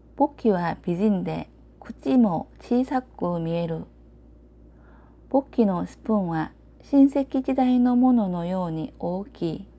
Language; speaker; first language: Japanese; non-native, learner; Korean